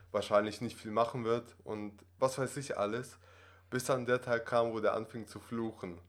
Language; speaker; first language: German; early bilingual, other home language; Russian